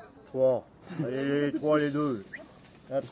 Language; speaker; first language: French; native; French